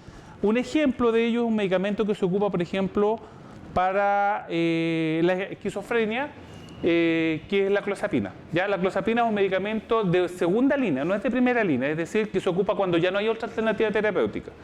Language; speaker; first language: Spanish; native; Spanish